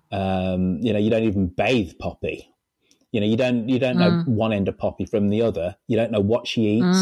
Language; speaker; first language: English; native; English